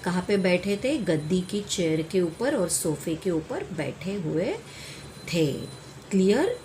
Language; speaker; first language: Hindi; non-native, local second language; Marathi